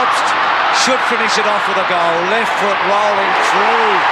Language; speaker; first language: English; native; English